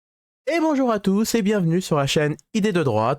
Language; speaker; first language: French; native; French